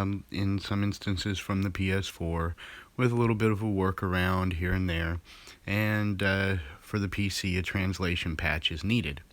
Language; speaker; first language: English; native; English